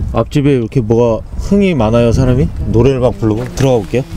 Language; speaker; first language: Korean; native; Korean